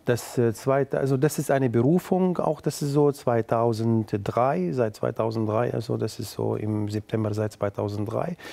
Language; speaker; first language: German; non-native, fluent; Arabic